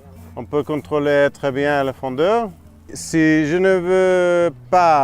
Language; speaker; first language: French; non-native, fluent; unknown